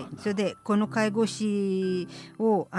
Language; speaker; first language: Japanese; non-native, fluent; Filipino